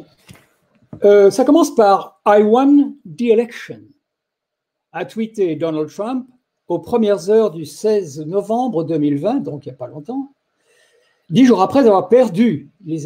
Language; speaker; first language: French; native; French